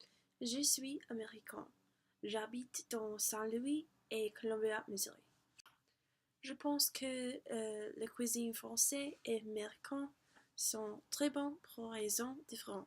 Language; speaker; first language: French; non-native, learner; English